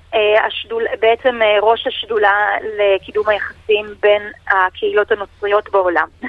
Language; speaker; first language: Hebrew; native; Hebrew